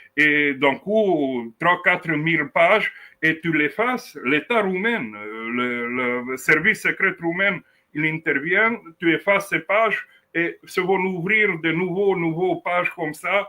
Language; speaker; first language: French; non-native, fluent; Romanian